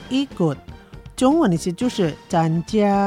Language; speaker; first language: Chinese; early bilingual, heritage; Chinese